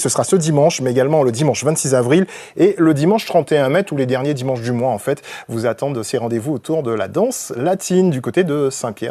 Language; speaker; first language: French; native; French